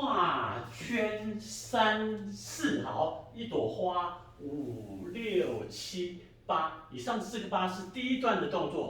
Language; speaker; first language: Chinese; native; Chinese